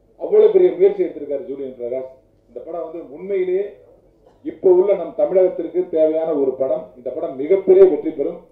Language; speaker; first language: Tamil; native; Tamil